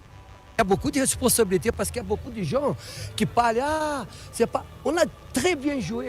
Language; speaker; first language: French; non-native, fluent; Portuguese